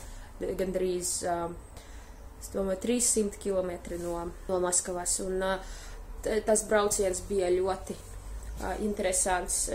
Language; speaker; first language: Latvian; non-native, fluent; Russian